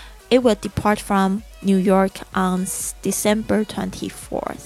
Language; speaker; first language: English; non-native, fluent; Chinese